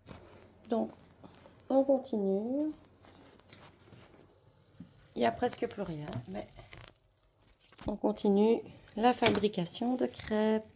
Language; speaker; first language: French; native; French